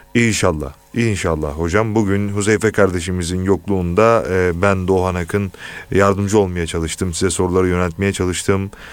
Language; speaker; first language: Turkish; native; Turkish